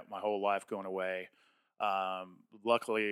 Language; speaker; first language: English; native; English